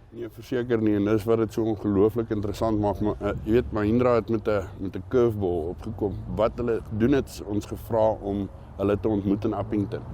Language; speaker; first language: Afrikaans; native; Afrikaans